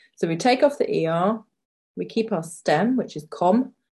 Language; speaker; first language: English; native; English